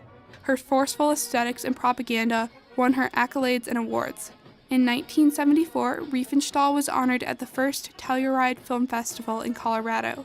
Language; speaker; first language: English; native; English